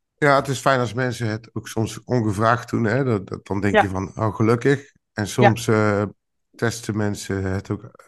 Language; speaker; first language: Dutch; native; Dutch